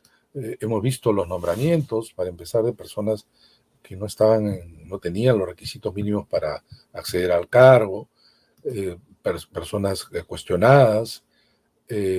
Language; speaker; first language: Spanish; native; Spanish